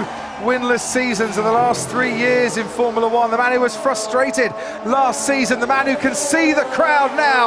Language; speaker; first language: English; native; English